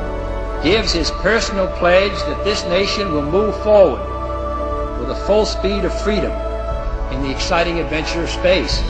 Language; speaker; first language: English; native; English